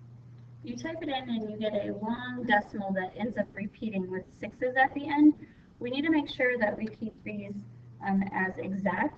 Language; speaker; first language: English; native; English